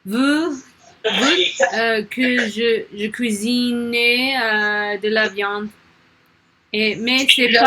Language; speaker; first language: French; non-native, learner; English